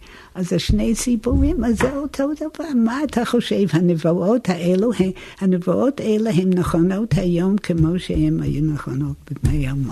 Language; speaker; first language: Hebrew; non-native, fluent; English